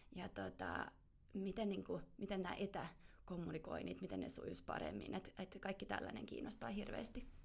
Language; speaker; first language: Finnish; non-native, fluent; German